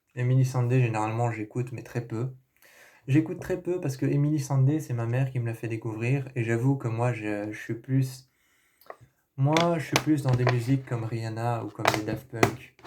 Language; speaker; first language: French; early bilingual, other home language; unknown